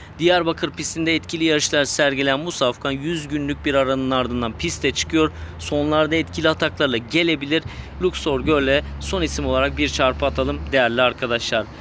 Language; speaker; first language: Turkish; native; Turkish